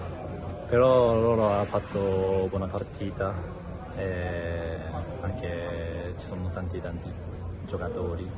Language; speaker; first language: Italian; non-native, fluent; Japanese